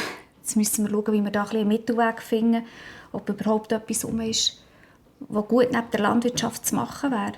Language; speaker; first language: German; native; German